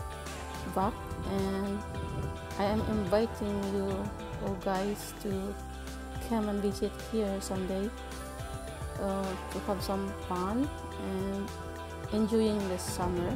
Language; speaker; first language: English; non-native, learner; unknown